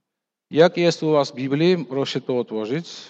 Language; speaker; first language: Polish; non-native, fluent; Russian